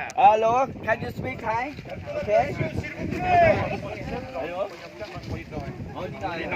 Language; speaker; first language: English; non-native, learner; Thai